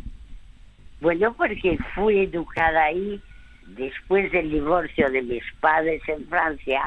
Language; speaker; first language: Spanish; early bilingual, other home language; French